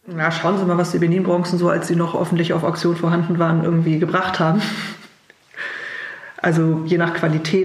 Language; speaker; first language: German; native; German